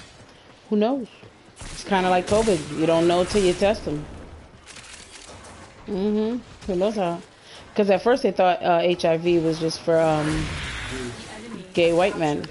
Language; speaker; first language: English; native; English